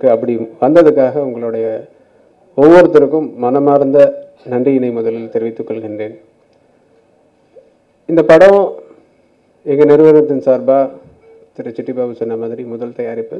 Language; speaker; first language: Tamil; native; Tamil